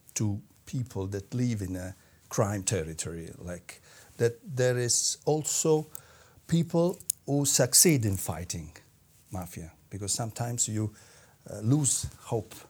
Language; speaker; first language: English; non-native, fluent; Italian